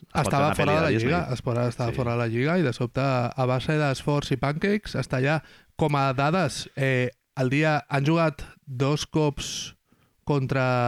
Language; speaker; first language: Catalan; non-native, local second language; Spanish